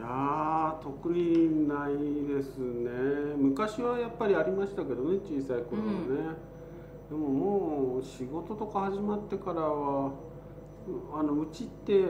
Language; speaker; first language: Japanese; native; Japanese